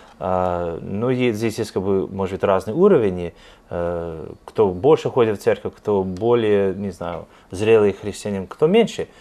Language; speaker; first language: Russian; non-native, fluent; English